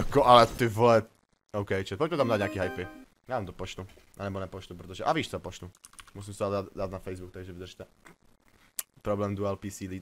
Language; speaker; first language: Czech; native; Czech